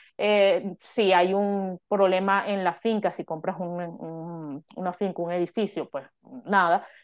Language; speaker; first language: Spanish; native; Spanish